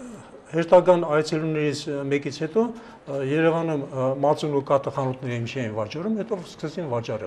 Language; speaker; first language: Armenian; native; Armenian